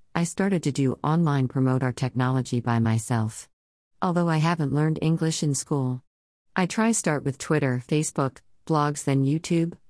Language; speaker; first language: English; non-native, learner; Chinese